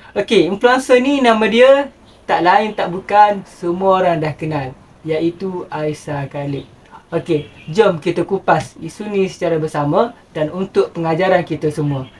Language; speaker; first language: Malay; native; Malay